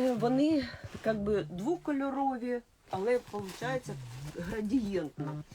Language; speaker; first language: Ukrainian; non-native, local second language; Russian